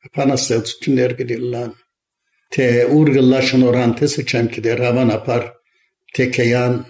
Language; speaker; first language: Armenian; early bilingual, heritage; Armenian